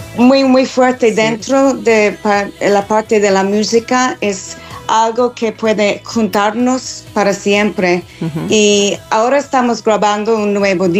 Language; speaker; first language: Spanish; non-native, fluent; English